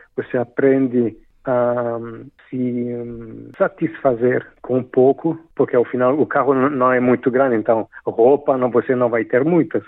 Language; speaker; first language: Portuguese; non-native, fluent; French